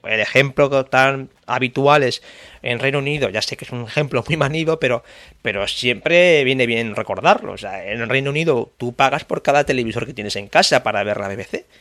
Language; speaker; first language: Spanish; native; Spanish